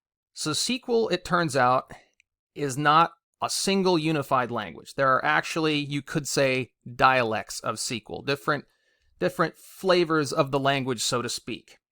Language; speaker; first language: English; native; English